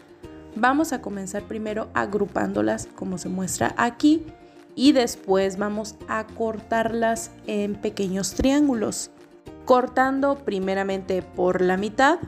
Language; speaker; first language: Spanish; native; Spanish